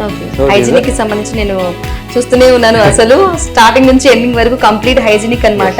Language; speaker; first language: Telugu; native; Telugu